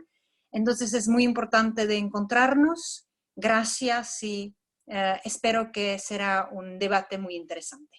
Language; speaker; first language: Spanish; non-native, fluent; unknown